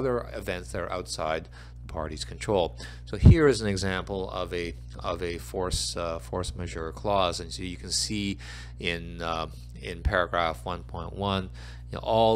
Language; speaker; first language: English; native; English